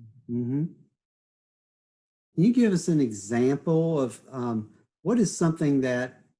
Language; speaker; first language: English; native; English